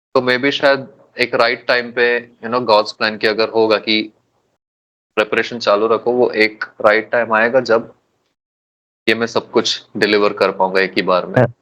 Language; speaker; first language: Hindi; non-native, local second language; Tulu